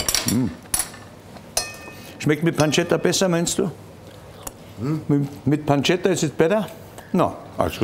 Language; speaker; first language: German; native; German